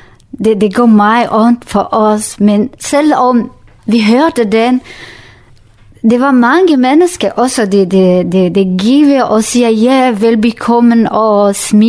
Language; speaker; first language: Danish; non-native, learner; Kurdish